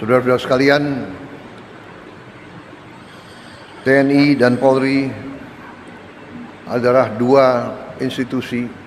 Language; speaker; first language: Indonesian; native; Indonesian